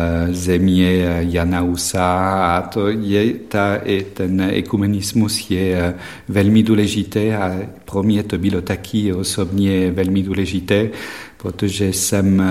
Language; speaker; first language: Czech; non-native, fluent; French